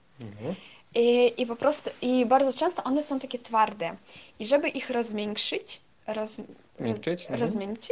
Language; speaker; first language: Polish; non-native, fluent; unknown